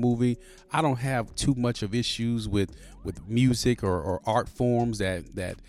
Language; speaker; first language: English; native; English